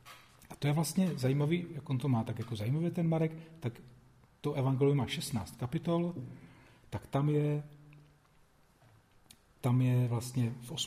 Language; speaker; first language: Czech; native; Czech